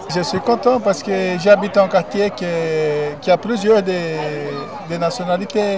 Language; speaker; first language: French; non-native, learner; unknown